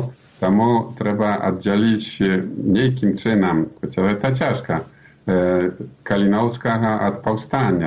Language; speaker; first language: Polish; non-native, learner; Belarusian